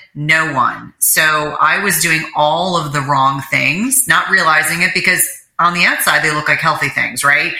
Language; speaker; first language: English; native; English